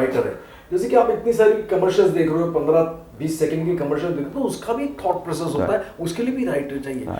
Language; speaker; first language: Hindi; non-native, local second language; Gujarati